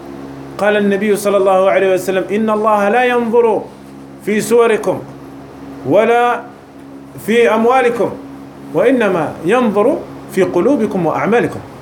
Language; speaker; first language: Arabic; non-native, fluent; French